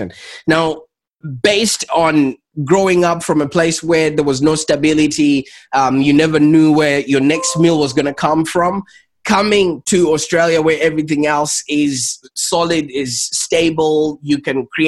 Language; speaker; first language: English; non-native, local second language; Shona